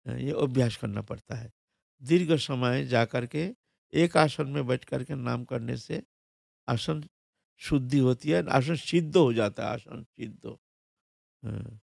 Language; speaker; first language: Hindi; non-native, local second language; Bangla